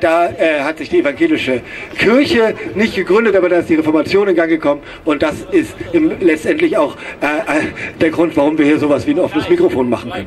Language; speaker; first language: German; native; German